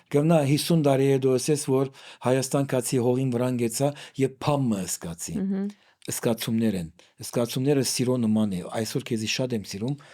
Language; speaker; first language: Armenian; native; Armenian